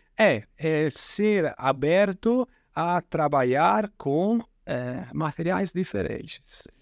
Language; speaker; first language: Portuguese; non-native, fluent; Italian